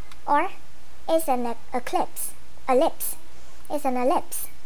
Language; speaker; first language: English; non-native, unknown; Vietnamese